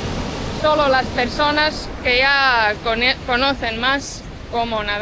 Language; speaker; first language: Spanish; non-native, fluent; Estonian